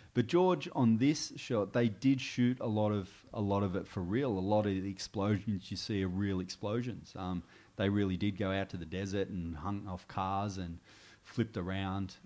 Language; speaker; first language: English; native; English